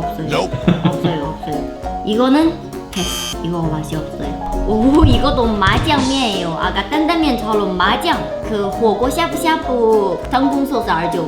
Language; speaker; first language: Korean; non-native, learner; Chinese